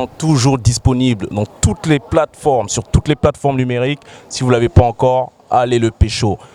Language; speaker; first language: French; early bilingual, other home language; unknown